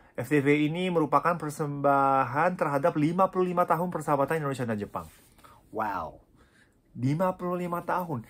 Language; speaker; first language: Indonesian; non-native, fluent; Japanese